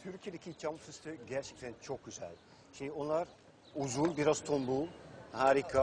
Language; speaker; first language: Turkish; non-native, fluent; Dutch